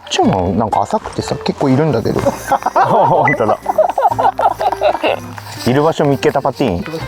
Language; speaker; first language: Japanese; native; Japanese